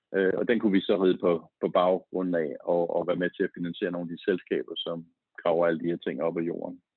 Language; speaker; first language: Danish; native; Danish